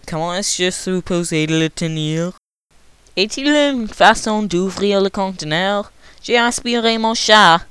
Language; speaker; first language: French; non-native, learner; English